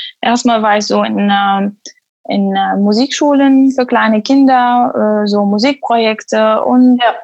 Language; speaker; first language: German; non-native, fluent; Arabic